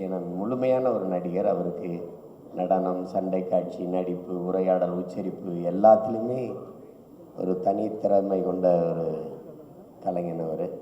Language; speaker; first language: Tamil; native; Tamil